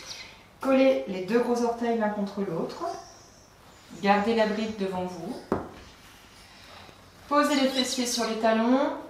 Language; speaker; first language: French; native; French